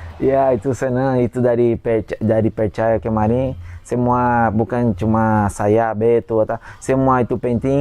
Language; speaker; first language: Indonesian; non-native, fluent; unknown